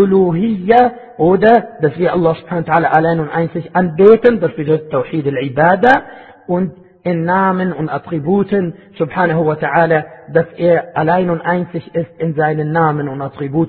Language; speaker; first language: German; non-native, fluent; Arabic